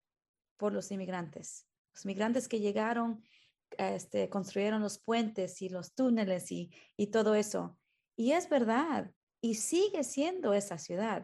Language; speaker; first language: Spanish; early bilingual, heritage; Spanish